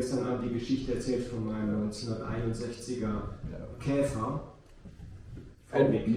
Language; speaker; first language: German; native; German